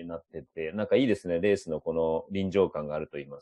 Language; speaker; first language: Japanese; native; Japanese